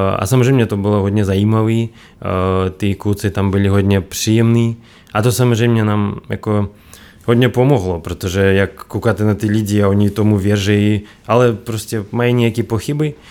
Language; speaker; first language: Czech; non-native, fluent; Russian